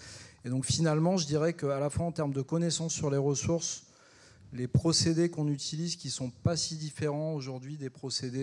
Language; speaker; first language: French; native; French